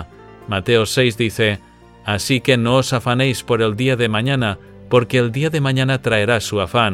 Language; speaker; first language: Spanish; native; Spanish